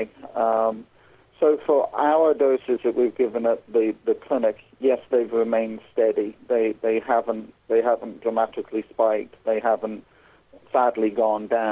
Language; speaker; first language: English; native; English